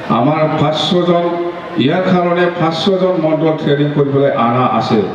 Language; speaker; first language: Assamese; non-native, local second language; Bodo